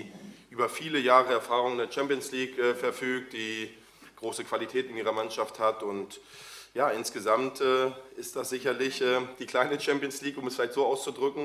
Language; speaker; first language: German; native; German